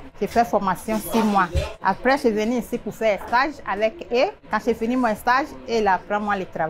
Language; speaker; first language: French; non-native, learner; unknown